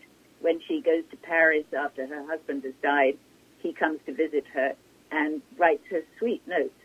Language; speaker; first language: English; native; English